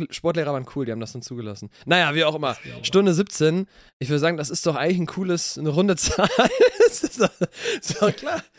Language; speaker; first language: German; native; German